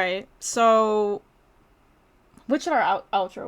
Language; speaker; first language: English; native; English